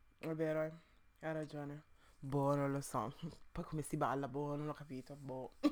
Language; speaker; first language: Italian; early bilingual, other home language; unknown